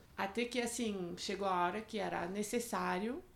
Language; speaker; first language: Portuguese; non-native, fluent; French